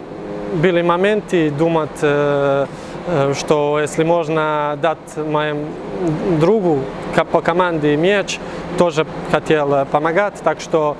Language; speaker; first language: Russian; non-native, fluent; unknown